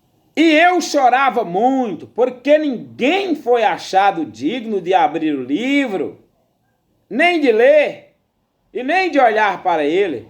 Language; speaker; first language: Portuguese; native; Portuguese